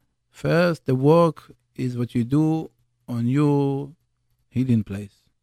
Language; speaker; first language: English; non-native, fluent; Hebrew